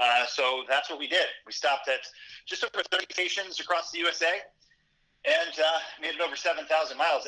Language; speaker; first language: English; native; English